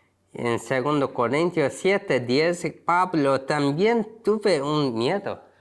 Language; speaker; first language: Spanish; non-native, learner; Korean